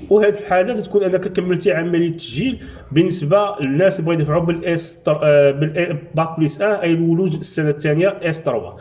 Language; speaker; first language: Arabic; native; Arabic